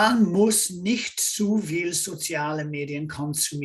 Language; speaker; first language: German; non-native, fluent; English